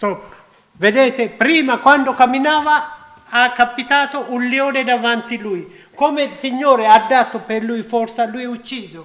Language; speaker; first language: Italian; non-native, learner; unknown